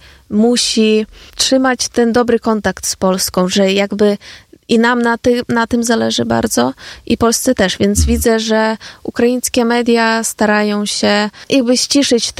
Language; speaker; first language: Polish; non-native, fluent; Ukrainian